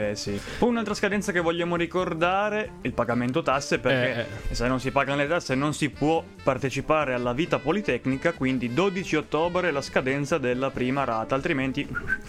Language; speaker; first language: Italian; native; Italian